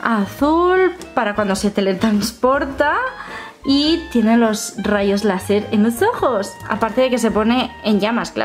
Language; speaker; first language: Spanish; native; Spanish